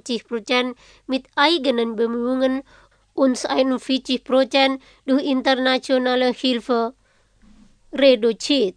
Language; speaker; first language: German; non-native, fluent; Indonesian